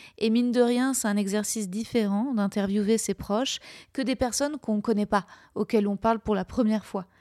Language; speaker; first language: French; native; French